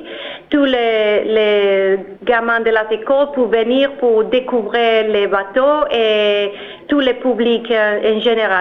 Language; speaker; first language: French; non-native, learner; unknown